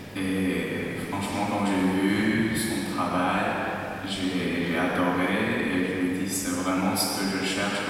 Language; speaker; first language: French; non-native, learner; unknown